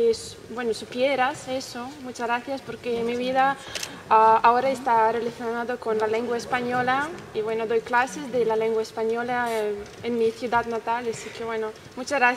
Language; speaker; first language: Spanish; non-native, fluent; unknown